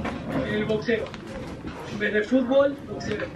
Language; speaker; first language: Spanish; native; Spanish